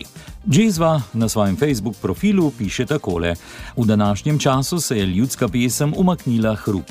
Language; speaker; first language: Slovenian; native; Slovenian